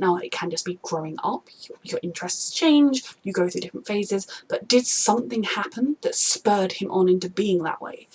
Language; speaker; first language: English; native; English